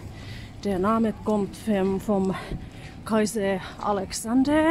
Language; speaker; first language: German; non-native, fluent; Finnish